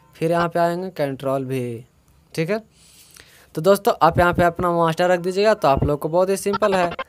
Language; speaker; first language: Hindi; native; Hindi